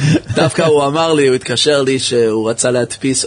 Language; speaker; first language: Hebrew; early bilingual, heritage; English